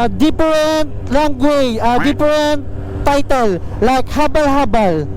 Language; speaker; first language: English; non-native, learner; Filipino